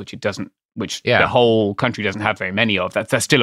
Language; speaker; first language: English; native; English